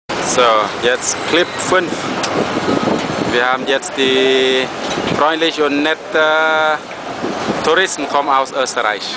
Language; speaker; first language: German; non-native, learner; Thai